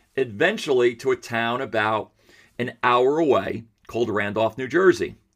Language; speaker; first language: English; early bilingual, other home language; Italian